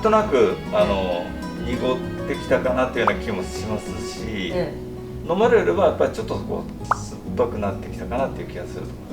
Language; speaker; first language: Japanese; native; Japanese